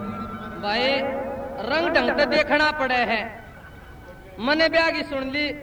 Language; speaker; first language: Hindi; non-native, local second language; Haryanvi